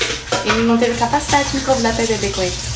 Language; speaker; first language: Portuguese; native; Portuguese